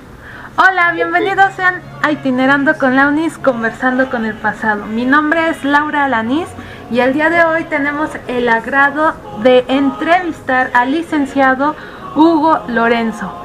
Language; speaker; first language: Spanish; native; Spanish